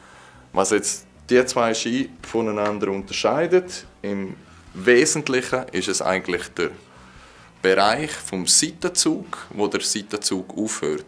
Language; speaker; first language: German; native; German